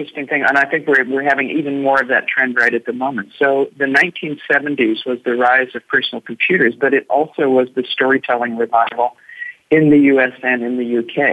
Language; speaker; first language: English; native; English